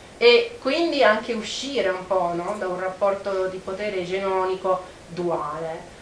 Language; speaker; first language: Italian; non-native, fluent; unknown